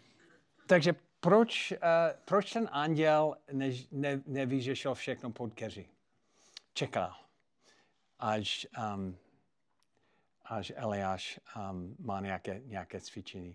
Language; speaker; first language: Czech; non-native, fluent; English